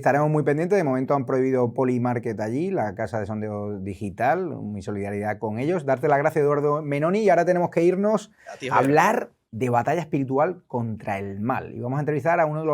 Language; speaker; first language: Spanish; native; Spanish